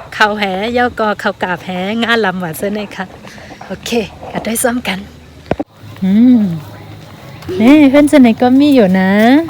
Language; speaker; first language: Thai; native; Thai